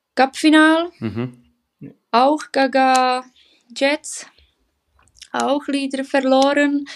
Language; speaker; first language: German; non-native, learner; Czech